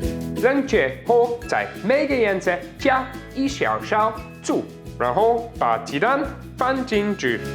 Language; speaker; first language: Chinese; non-native, learner; German